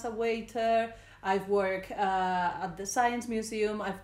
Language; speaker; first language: English; non-native, fluent; Spanish